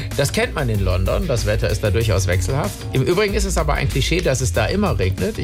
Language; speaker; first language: German; native; German